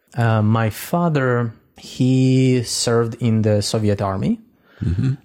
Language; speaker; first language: English; non-native, fluent; Russian